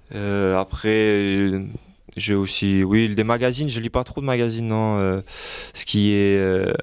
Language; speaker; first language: French; native; French